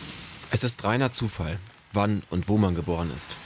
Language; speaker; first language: German; native; German